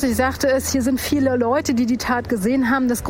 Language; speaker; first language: German; native; German